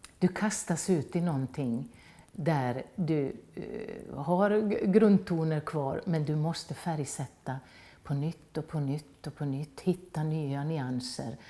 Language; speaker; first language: Swedish; native; Swedish